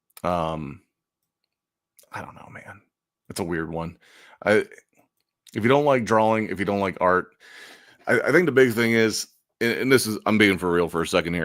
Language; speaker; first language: English; native; English